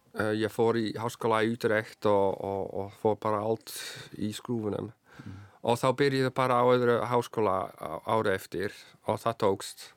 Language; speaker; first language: Icelandic; non-native, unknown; Dutch